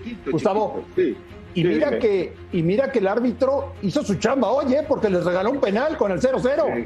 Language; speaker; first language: Spanish; native; Spanish